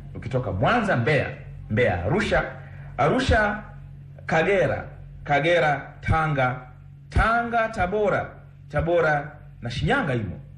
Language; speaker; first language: Swahili; native; Swahili